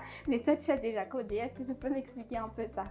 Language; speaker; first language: French; non-native, local second language; Malagasy